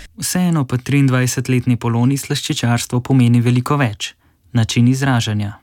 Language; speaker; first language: Slovenian; native; Slovenian